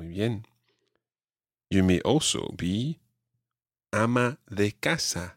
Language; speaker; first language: Spanish; non-native, fluent; English